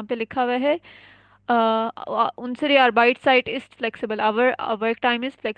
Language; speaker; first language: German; non-native, fluent; Urdu